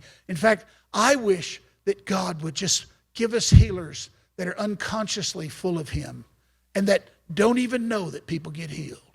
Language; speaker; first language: English; native; English